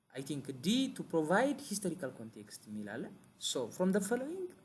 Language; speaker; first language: English; non-native, local second language; Amharic